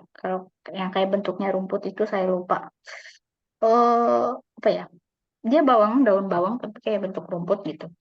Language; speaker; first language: Indonesian; native; Indonesian